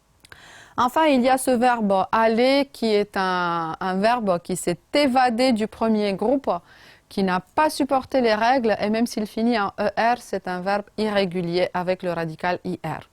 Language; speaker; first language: French; non-native, fluent; Romanian